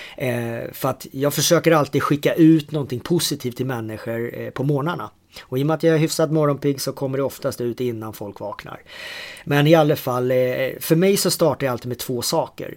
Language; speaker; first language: Swedish; native; Swedish